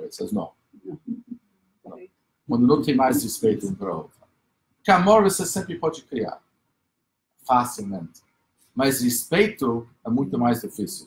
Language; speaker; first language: Portuguese; non-native, fluent; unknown